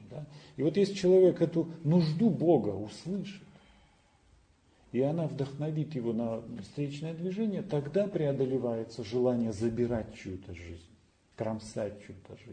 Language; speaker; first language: Russian; native; Russian